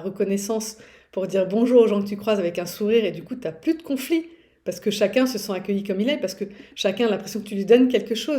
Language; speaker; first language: French; native; French